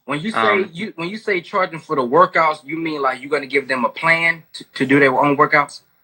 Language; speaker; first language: English; native; English